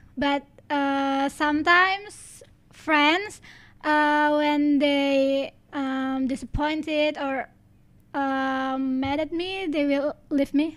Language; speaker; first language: English; non-native, learner; Indonesian